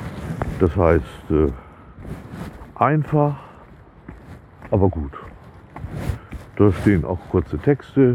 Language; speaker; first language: German; native; German